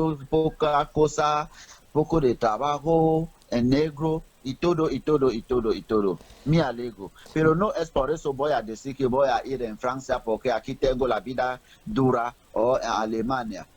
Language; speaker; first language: Spanish; non-native, learner; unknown